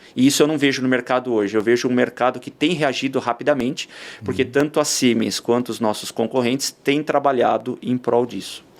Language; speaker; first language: Portuguese; native; Portuguese